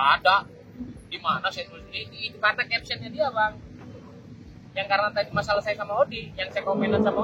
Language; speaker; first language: Indonesian; native; Indonesian